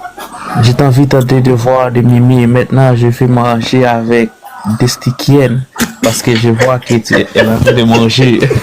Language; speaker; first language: French; non-native, learner; Haitian Creole